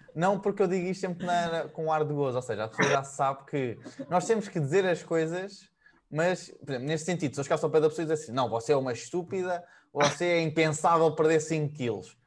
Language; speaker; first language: Portuguese; native; Portuguese